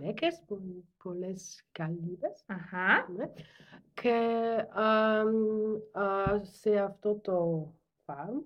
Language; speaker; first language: Greek; non-native, learner; German